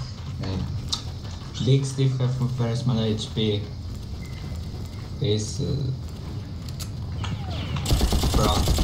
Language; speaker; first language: English; non-native, learner; Polish